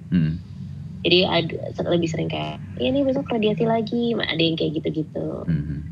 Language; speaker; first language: Indonesian; native; Indonesian